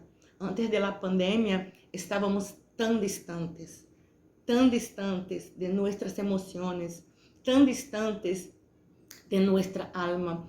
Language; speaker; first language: Spanish; non-native, fluent; Portuguese